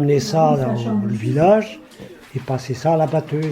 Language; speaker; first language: French; non-native, local second language; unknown